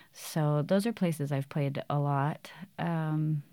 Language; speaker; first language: English; native; English